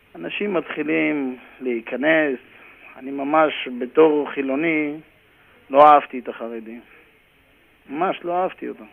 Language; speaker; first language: Hebrew; native; Hebrew